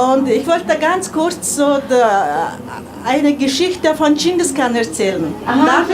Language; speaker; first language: German; non-native, learner; Mongolian